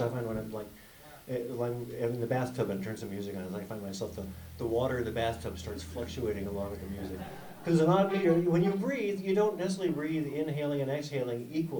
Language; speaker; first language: English; native; English